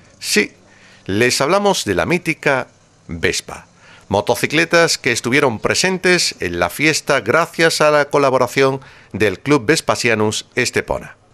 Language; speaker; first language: Spanish; native; Spanish